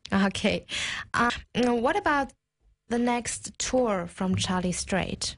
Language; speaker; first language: English; non-native, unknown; German